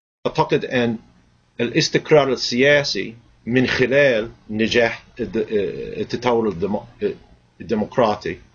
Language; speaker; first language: Arabic; non-native, fluent; English